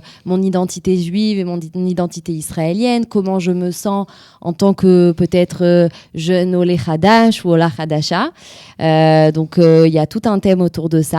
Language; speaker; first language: French; native; French